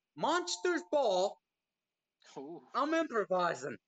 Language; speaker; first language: English; native; English